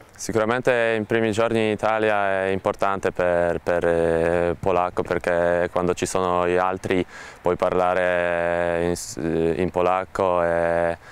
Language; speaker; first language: Italian; non-native, learner; Polish